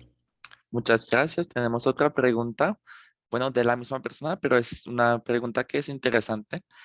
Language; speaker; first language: Spanish; non-native, fluent; French